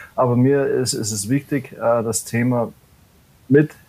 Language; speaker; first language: German; non-native, fluent; English